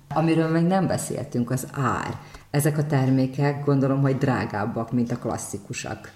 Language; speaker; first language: Hungarian; native; Hungarian